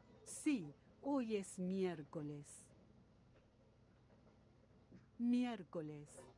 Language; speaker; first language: Spanish; non-native, learner; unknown